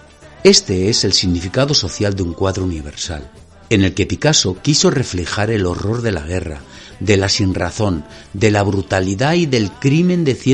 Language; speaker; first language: Spanish; native; Spanish